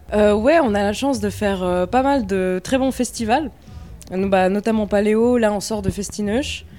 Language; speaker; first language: French; native; French